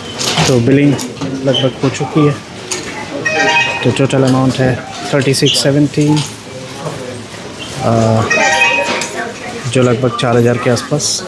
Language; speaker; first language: Hindi; native; Hindi